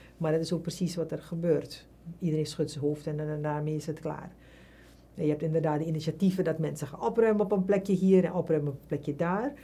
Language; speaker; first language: Dutch; native; Dutch